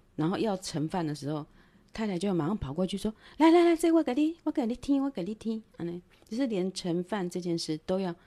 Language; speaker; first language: Chinese; non-native, local second language; Min Nan Chinese